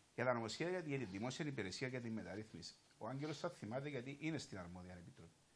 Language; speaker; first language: Greek; native; Greek